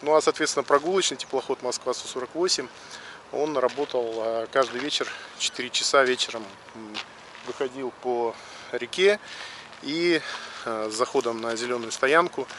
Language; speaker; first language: Russian; native; Russian